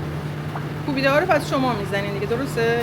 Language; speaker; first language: Persian; native; Persian